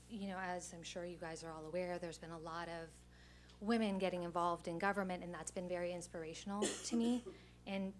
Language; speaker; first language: English; native; English